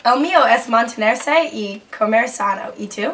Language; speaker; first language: Spanish; non-native, learner; English